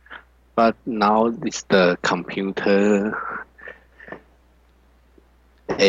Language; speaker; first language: English; non-native, learner; Chinese